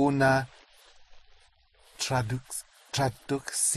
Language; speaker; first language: Spanish; non-native, learner; English